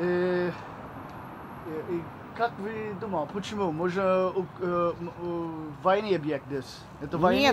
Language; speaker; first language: Russian; non-native, learner; English